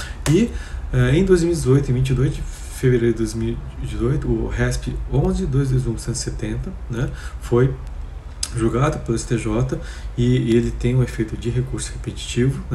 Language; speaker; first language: Portuguese; native; Portuguese